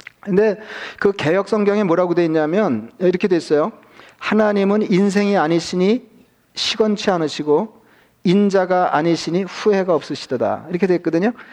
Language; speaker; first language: Korean; native; Korean